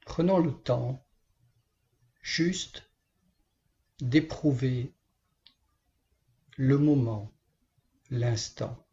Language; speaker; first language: French; native; French